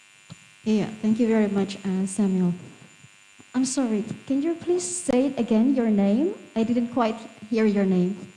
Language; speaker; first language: English; non-native, fluent; Indonesian